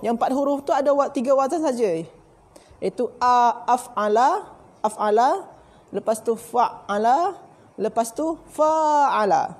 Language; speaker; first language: Malay; native; Malay